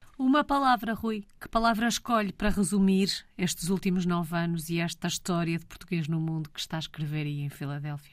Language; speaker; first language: Portuguese; native; Portuguese